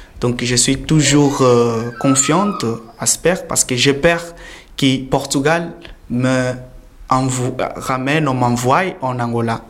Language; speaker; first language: French; non-native, learner; Portuguese